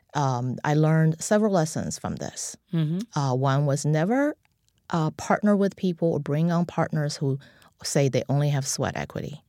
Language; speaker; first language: English; non-native, fluent; Chinese